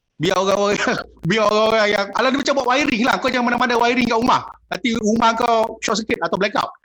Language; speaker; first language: Malay; native; Malay